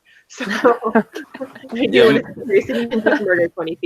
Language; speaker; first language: English; native; English